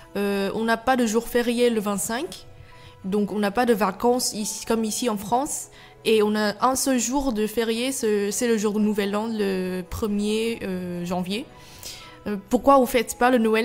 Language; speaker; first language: French; non-native, fluent; Vietnamese